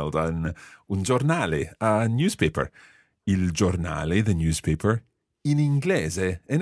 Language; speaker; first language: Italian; non-native, fluent; English